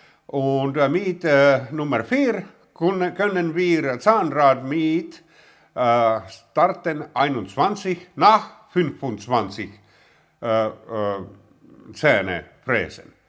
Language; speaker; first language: German; non-native, learner; Finnish